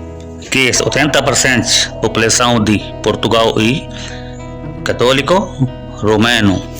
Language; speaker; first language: Portuguese; non-native, learner; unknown